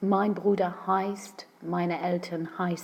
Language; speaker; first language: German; non-native, fluent; English